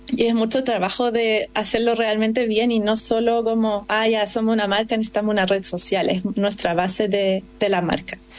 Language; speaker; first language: Spanish; non-native, fluent; German